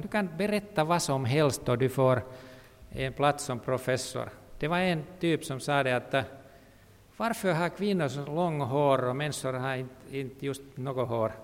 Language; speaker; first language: Swedish; non-native, local second language; Finnish